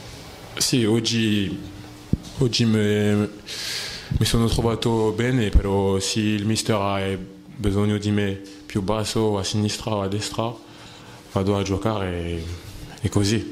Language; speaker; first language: Italian; non-native, learner; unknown